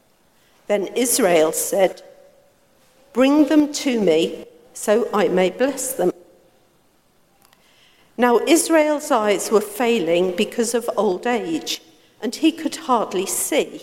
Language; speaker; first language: English; native; English